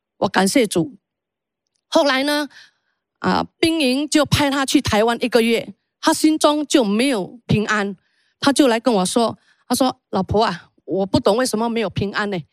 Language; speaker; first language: Chinese; early bilingual, heritage; Chinese